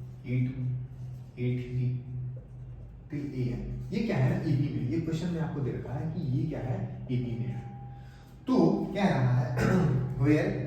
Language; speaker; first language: Hindi; native; Hindi